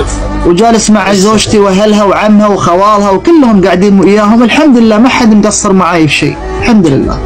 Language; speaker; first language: Arabic; non-native, local second language; Somali